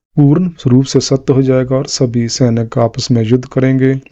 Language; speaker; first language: Hindi; non-native, local second language; Punjabi